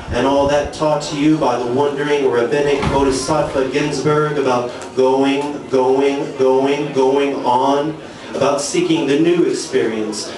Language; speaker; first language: English; native; English